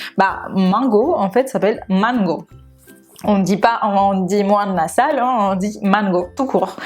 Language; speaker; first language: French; non-native, fluent; Spanish